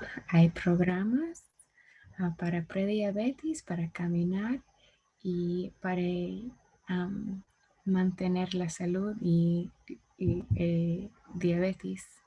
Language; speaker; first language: Spanish; non-native, learner; English